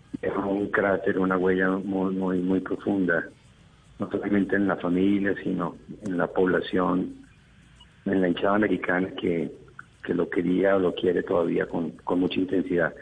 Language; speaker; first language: Spanish; native; Spanish